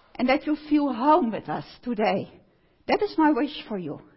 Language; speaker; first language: English; non-native, fluent; Dutch